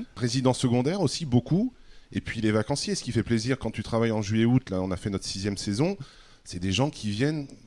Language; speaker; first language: French; native; French